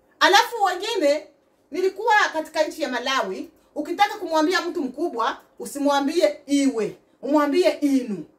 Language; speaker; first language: Swahili; native; Swahili